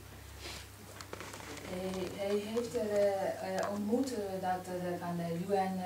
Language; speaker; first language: Dutch; non-native, learner; Burmese